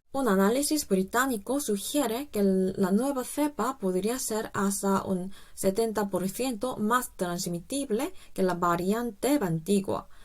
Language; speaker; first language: Spanish; non-native, fluent; Korean